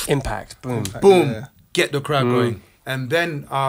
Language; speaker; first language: English; non-native, fluent; French